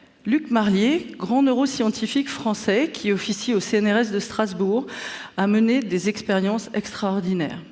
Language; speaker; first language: French; native; French